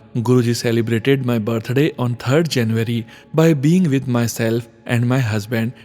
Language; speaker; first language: English; non-native, local second language; Hindi